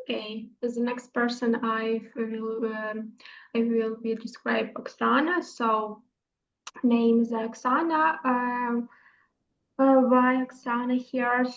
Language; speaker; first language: English; non-native, learner; Ukrainian